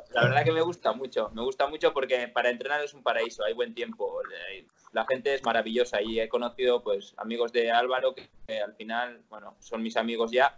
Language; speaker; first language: Spanish; native; Spanish